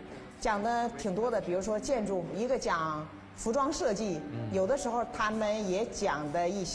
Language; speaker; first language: Chinese; native; Chinese